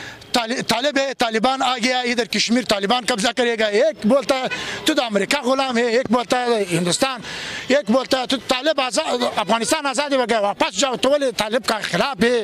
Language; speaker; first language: Hindi; non-native, learner; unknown